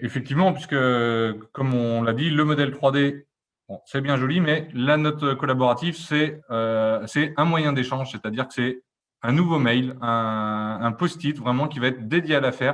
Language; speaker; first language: French; native; French